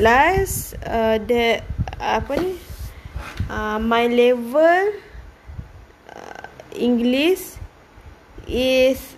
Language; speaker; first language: English; non-native, learner; Malay